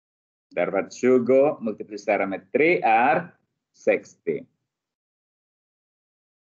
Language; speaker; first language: Swedish; non-native, fluent; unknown